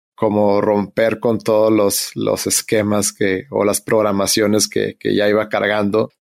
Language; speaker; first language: Spanish; native; Spanish